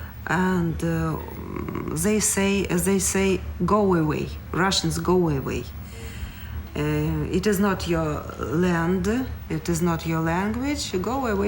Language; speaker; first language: English; non-native, learner; Russian